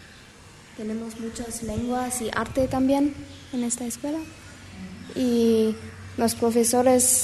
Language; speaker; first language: Spanish; non-native, learner; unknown